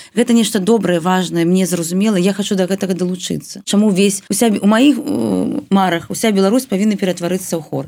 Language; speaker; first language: Belarusian; native; Belarusian